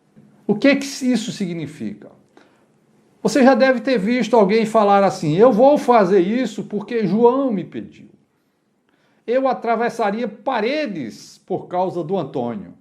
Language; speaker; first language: Portuguese; native; Portuguese